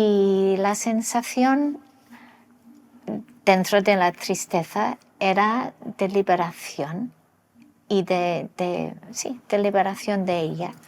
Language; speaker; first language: Spanish; non-native, local second language; English